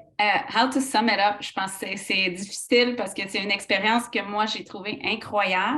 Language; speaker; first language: French; native; French